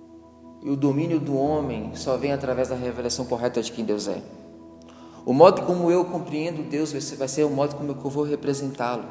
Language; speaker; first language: Portuguese; native; Portuguese